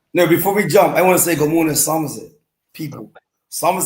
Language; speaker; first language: English; native; English